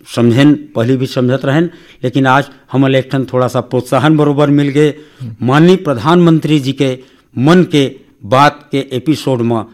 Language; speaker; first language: Hindi; non-native, local second language; Chhattisgarhi